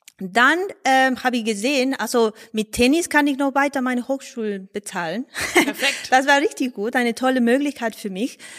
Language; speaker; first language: German; non-native, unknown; Spanish